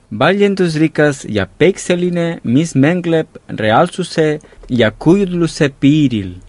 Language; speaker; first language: Estonian; non-native, fluent; Catalan